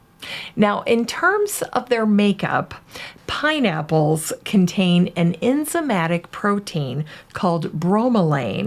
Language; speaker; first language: English; native; English